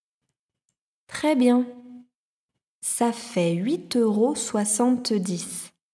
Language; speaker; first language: French; native; French